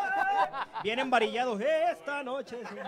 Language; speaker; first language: Spanish; native; Spanish